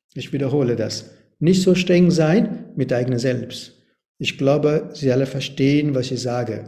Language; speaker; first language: German; non-native, learner; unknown